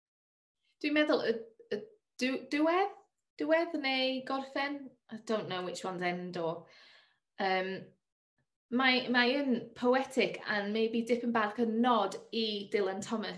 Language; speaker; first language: Welsh; non-native, learner; English